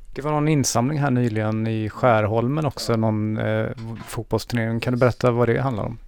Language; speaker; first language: Swedish; native; Swedish